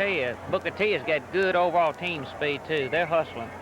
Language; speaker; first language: English; native; English